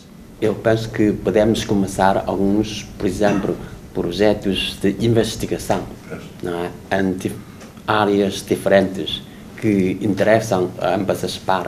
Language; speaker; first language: Portuguese; non-native, learner; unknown